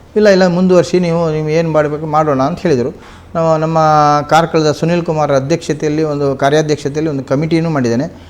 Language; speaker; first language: Kannada; non-native, local second language; Konkani